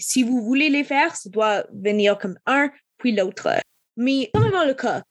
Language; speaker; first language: French; non-native, local second language; English